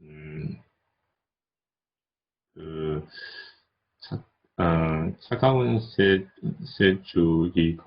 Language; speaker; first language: Korean; non-native, learner; Chinese